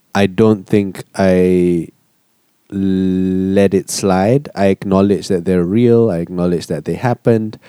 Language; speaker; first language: English; non-native, local second language; Malay